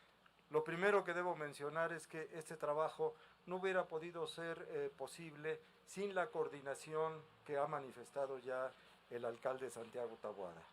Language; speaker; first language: Spanish; native; Spanish